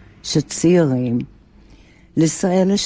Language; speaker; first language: Hebrew; non-native, fluent; English